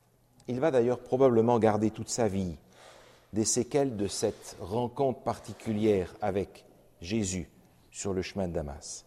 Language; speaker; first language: French; native; French